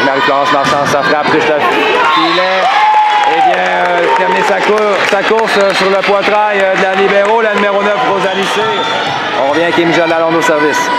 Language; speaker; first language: French; native; French